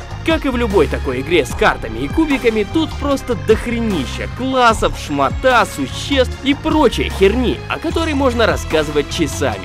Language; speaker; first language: Russian; native; Russian